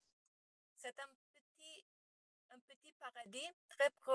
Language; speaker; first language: French; non-native, learner; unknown